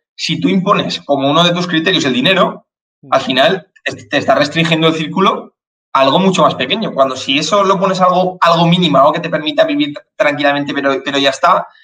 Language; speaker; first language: Spanish; native; Spanish